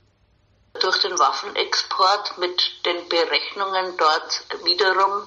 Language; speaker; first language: German; native; German